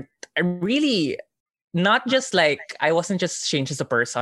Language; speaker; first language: English; non-native, local second language; Filipino